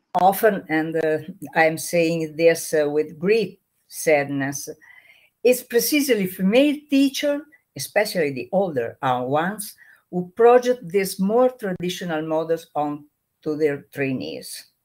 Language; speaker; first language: English; non-native, learner; Italian